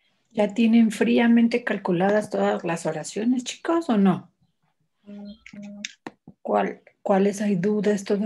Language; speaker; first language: Spanish; native; Spanish